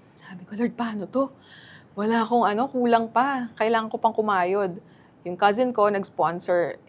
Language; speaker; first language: Filipino; non-native, local second language; Cebuano